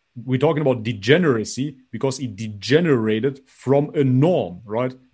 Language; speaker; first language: English; non-native, fluent; Macedonian